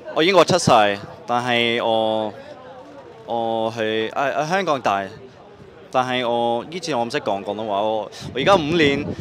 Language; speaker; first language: Cantonese; non-native, local second language; English